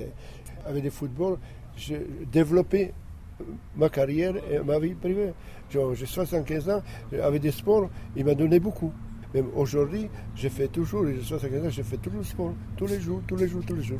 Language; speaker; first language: French; non-native, learner; Slovak